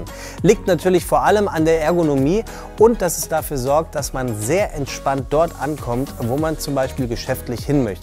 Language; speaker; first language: German; native; German